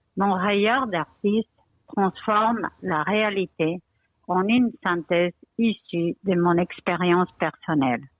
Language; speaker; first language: French; non-native, fluent; Spanish